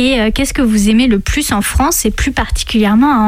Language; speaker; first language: French; native; French